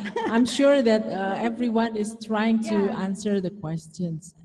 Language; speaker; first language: English; non-native, fluent; Indonesian